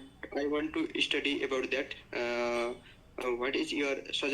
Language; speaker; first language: English; non-native, learner; Nepali